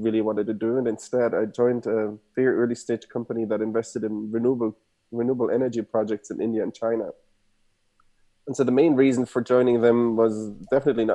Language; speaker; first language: English; non-native, fluent; German